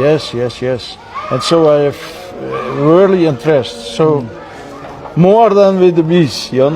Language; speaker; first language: English; non-native, learner; Dutch